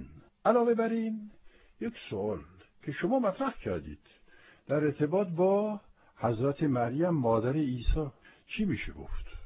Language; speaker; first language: Persian; non-native, fluent; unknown